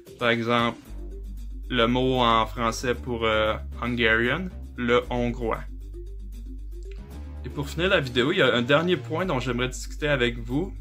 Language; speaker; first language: French; native; French